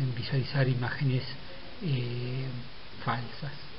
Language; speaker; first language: Spanish; native; Spanish